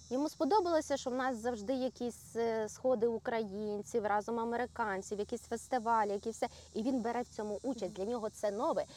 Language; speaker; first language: Ukrainian; native; Ukrainian